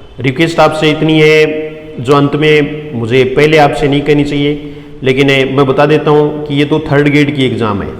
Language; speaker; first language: Hindi; native; Hindi